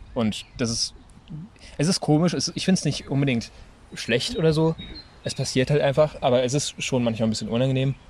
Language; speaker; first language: German; early bilingual, other home language; Italian